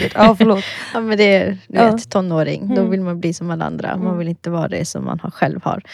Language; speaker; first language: Swedish; early bilingual, other home language; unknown